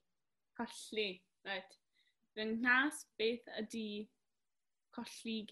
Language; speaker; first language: Welsh; non-native, learner; English